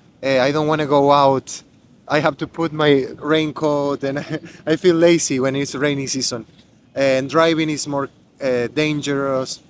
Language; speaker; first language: English; non-native, fluent; Spanish